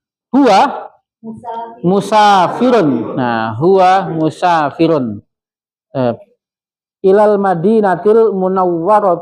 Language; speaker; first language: Arabic; non-native, fluent; Indonesian